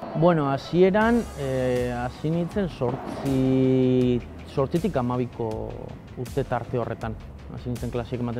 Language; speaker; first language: Basque; native; Basque